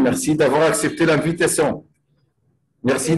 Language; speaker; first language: French; non-native, fluent; Arabic